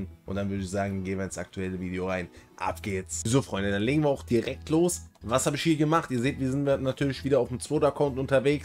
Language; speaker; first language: German; native; German